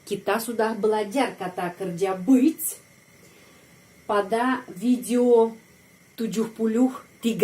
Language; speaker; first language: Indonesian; non-native, fluent; Russian